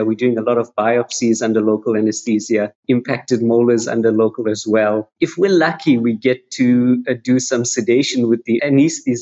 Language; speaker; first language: English; native; English